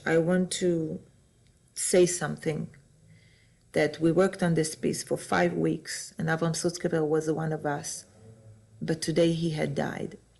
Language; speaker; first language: English; non-native, fluent; Hebrew